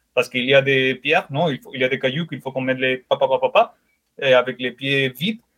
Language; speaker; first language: French; non-native, fluent; Spanish